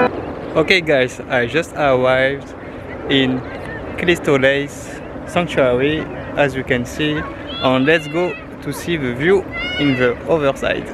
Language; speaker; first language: English; non-native, learner; French